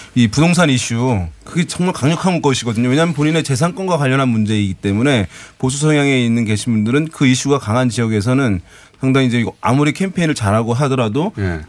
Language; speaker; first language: Korean; native; Korean